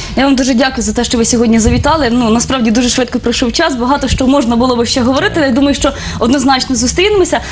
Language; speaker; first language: Ukrainian; native; Ukrainian